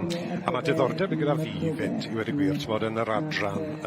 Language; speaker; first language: Welsh; native; Welsh